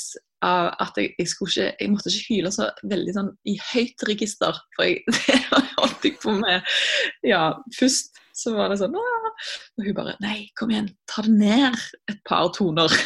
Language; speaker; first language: Norwegian; native; Norwegian